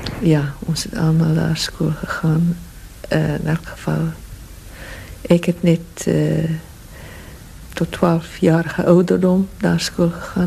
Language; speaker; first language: Dutch; non-native, learner; English